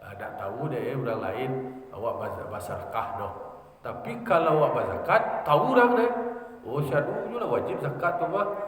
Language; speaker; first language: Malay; non-native, local second language; Minangkabau